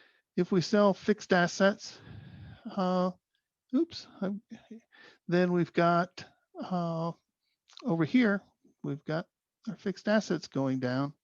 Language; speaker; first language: English; native; English